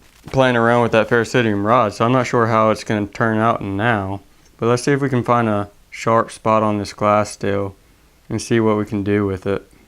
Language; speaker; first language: English; native; English